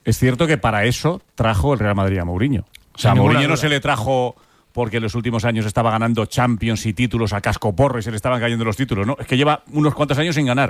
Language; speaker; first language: Spanish; native; Spanish